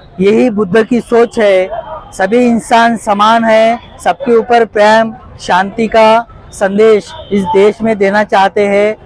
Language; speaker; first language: Hindi; non-native, local second language; Marathi